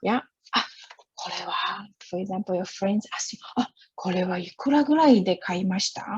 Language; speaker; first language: Japanese; non-native, fluent; Chinese